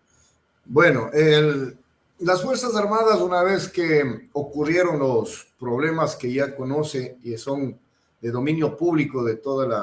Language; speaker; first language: Spanish; native; Spanish